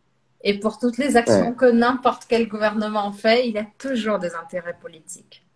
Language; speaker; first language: French; non-native, fluent; Portuguese